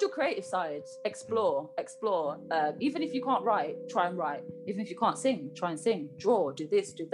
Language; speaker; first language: English; native; English